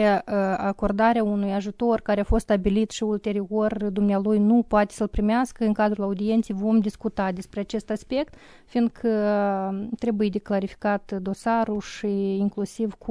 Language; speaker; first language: Romanian; native; Romanian